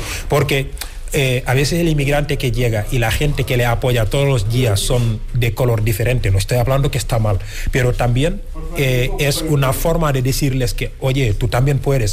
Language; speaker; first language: Spanish; non-native, fluent; Wolof